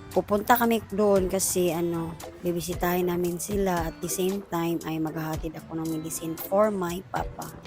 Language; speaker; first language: Filipino; non-native, local second language; Cebuano